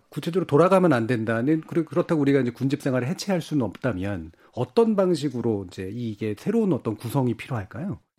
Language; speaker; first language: Korean; native; Korean